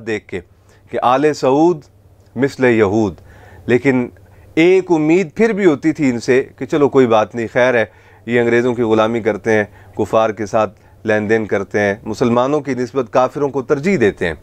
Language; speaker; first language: Urdu; native; Urdu